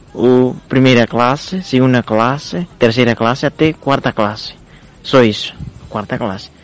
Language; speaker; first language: Portuguese; non-native, fluent; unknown